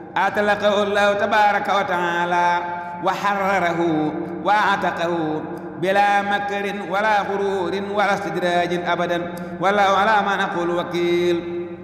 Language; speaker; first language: Arabic; non-native, fluent; Wolof